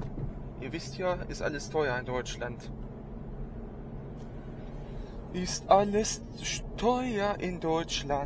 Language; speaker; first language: German; native; German